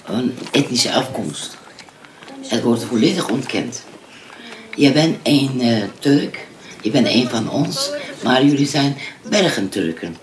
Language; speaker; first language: Dutch; non-native, fluent; Kurdish